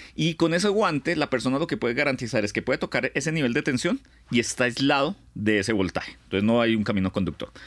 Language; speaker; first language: Spanish; native; Spanish